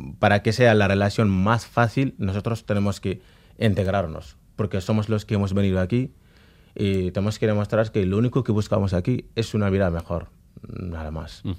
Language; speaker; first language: Spanish; non-native, fluent; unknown